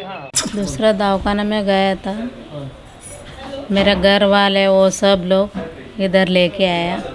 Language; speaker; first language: Hindi; non-native, local second language; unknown